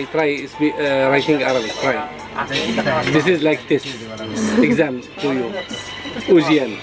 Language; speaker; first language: English; non-native, learner; Arabic